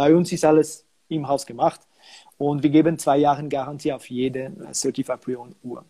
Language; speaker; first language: German; non-native, local second language; French